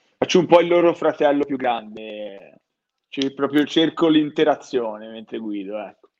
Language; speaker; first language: Italian; native; Italian